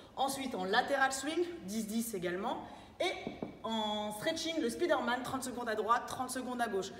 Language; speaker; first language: French; native; French